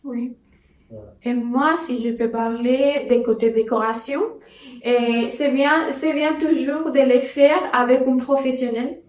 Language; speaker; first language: French; non-native, learner; Spanish